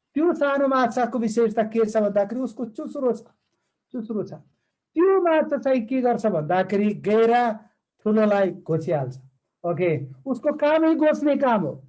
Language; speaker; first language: Nepali; non-native, fluent; Malayalam